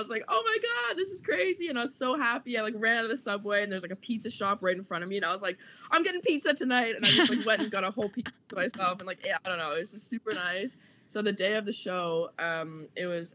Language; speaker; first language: English; native; English